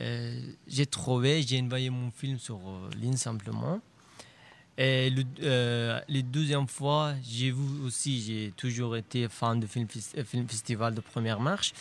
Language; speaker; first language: French; non-native, learner; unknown